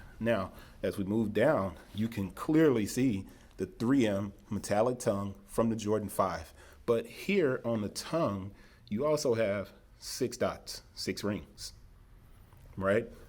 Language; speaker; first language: English; native; English